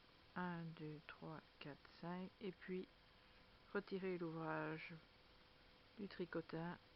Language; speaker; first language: French; native; French